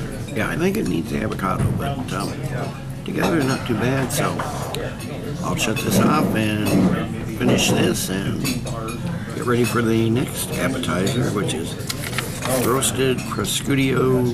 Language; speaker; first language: English; native; English